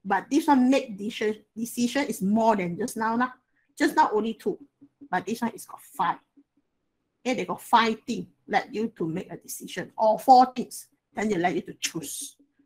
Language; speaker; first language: English; non-native, local second language; Chinese